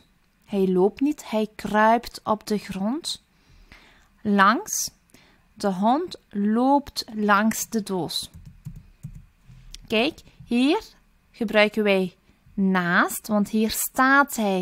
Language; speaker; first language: Dutch; early bilingual, other home language; Turkish